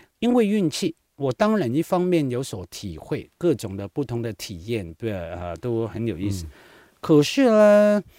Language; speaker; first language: Chinese; non-native, local second language; Cantonese